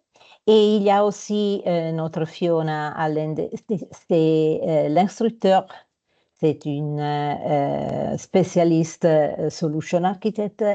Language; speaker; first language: French; non-native, fluent; Italian